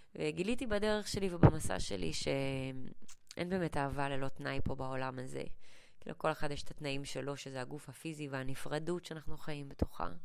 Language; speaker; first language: Hebrew; early bilingual, other home language; English